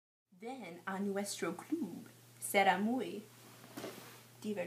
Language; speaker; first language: Spanish; non-native, learner; English